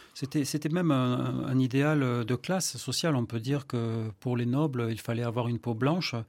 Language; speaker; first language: French; native; French